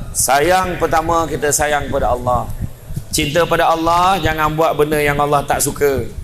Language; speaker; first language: Malay; native; Malay